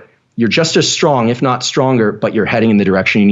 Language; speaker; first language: English; native; English